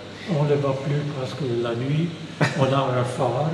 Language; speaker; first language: French; non-native, local second language; German